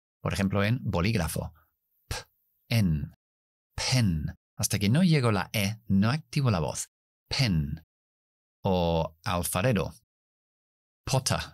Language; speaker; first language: Spanish; non-native, fluent; English